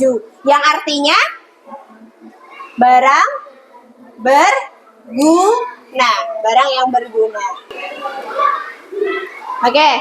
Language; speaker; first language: Indonesian; native; Indonesian